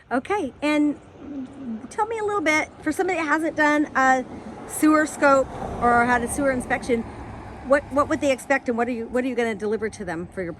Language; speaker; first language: English; native; English